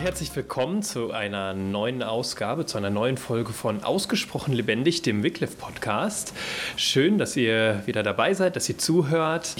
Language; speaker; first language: German; native; German